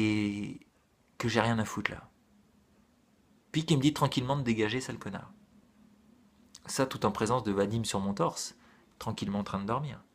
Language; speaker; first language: French; native; French